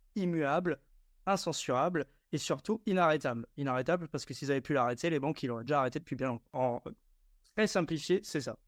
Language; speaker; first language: French; native; French